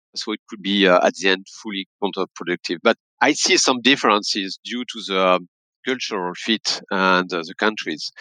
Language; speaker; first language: English; non-native, fluent; French